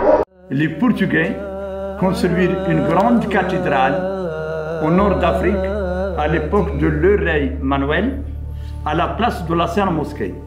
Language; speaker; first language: French; non-native, local second language; Arabic